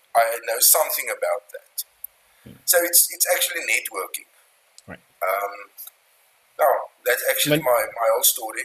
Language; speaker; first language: English; non-native, local second language; Afrikaans